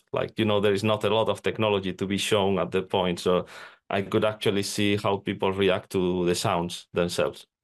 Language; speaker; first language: English; non-native, fluent; Spanish